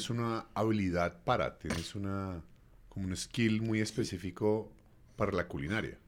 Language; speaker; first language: Spanish; native; Spanish